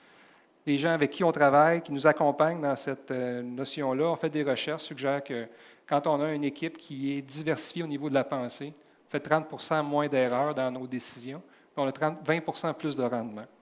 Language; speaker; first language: French; native; French